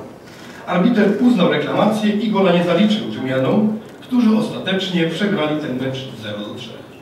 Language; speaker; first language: Polish; native; Polish